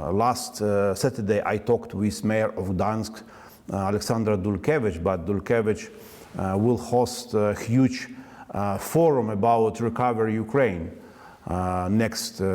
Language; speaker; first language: English; non-native, learner; Ukrainian